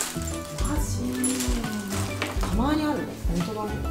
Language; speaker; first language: Japanese; native; Japanese